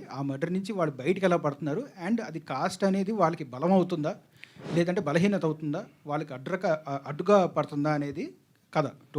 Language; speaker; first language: Telugu; native; Telugu